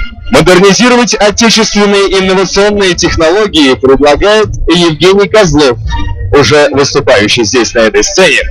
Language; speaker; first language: Russian; native; Russian